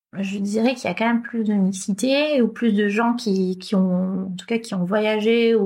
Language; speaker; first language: French; native; French